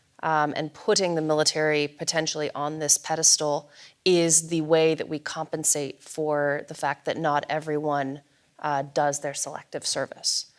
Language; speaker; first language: English; native; English